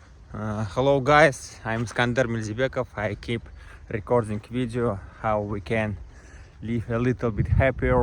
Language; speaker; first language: English; non-native, learner; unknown